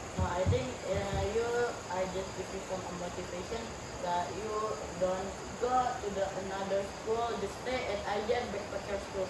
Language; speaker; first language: English; non-native, learner; Indonesian